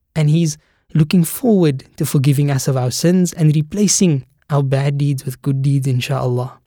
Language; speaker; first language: English; native; English